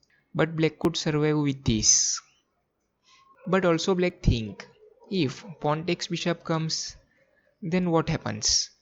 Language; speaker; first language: English; non-native, fluent; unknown